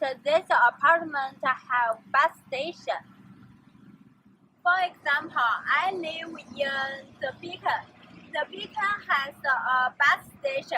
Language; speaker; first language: English; non-native, learner; Chinese